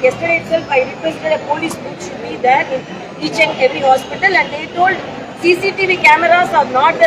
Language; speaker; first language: English; non-native, local second language; Tamil